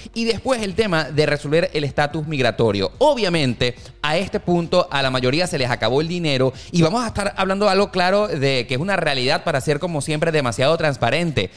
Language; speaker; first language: Spanish; native; Spanish